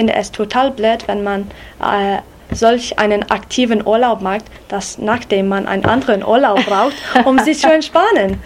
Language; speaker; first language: German; non-native, learner; English